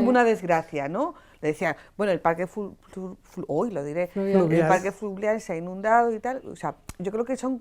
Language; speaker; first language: Spanish; native; Spanish